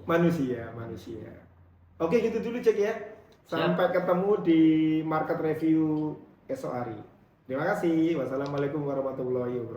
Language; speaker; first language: Indonesian; native; Indonesian